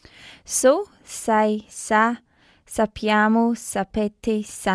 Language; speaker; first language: Italian; non-native, learner; English